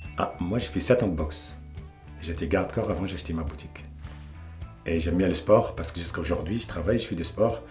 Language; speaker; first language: French; non-native, local second language; Arabic